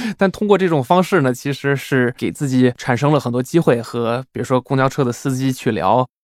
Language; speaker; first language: Chinese; non-native, fluent; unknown